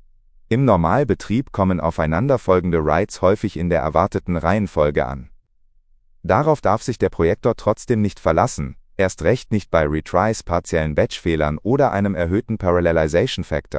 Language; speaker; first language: German; native; German